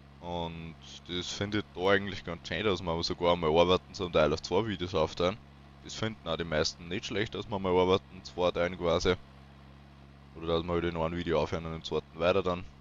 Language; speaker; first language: German; native; German